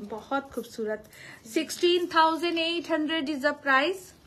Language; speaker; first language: Hindi; non-native, local second language; Bangla